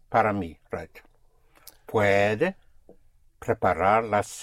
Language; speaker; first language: Spanish; non-native, fluent; English